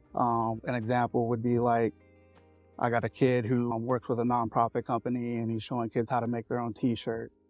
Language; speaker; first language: English; native; English